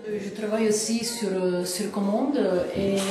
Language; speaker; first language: French; non-native, fluent; Italian